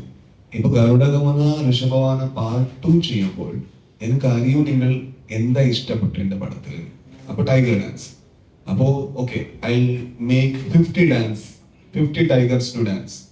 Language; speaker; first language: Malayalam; non-native, learner; Kannada